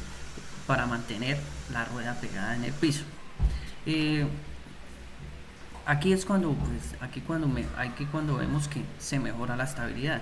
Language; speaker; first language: Spanish; native; Spanish